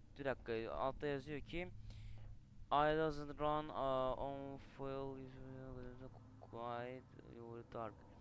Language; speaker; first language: English; non-native, learner; Turkish